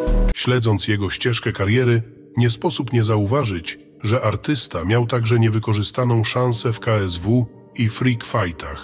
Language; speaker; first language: Polish; native; Polish